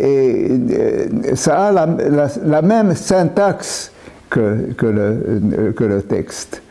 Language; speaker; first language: French; non-native, fluent; Hungarian